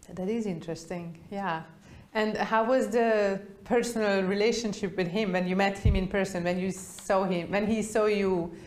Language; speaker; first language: English; non-native, fluent; Hungarian